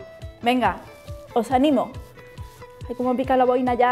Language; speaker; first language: Spanish; native; Spanish